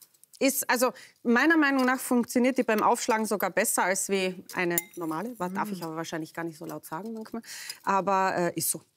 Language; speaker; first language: German; native; German